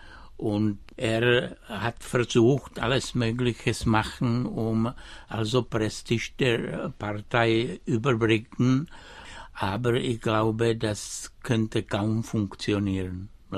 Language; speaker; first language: German; non-native, fluent; Czech